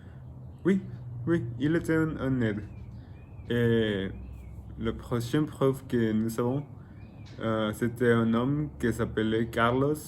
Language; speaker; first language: French; non-native, learner; Spanish